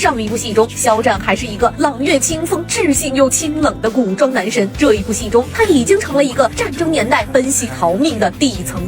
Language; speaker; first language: Chinese; native; Chinese